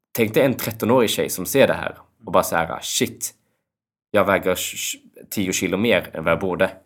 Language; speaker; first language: Swedish; early bilingual, other home language; Albanian